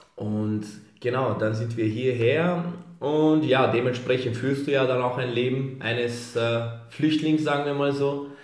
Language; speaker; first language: German; early bilingual, other home language; Serbian